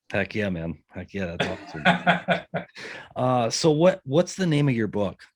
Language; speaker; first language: English; native; English